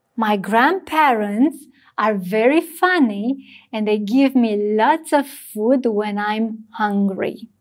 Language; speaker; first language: English; non-native, fluent; Romanian